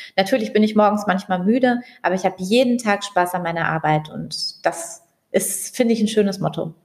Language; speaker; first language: German; native; German